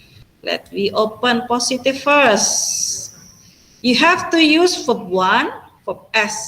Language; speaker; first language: English; non-native, fluent; Indonesian